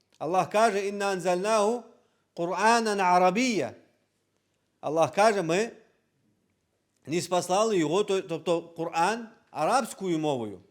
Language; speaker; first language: Ukrainian; non-native, local second language; Crimean Tatar